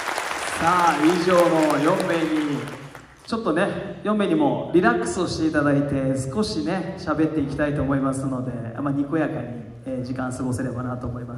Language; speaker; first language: Japanese; native; Japanese